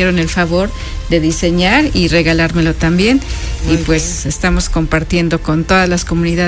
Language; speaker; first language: Spanish; native; Spanish